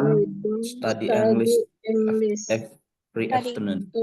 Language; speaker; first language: English; non-native, learner; Indonesian